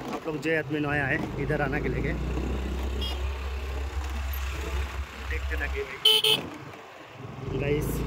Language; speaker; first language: Hindi; non-native, local second language; Bangla